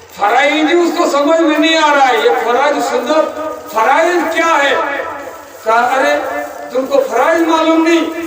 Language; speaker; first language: Urdu; non-native, local second language; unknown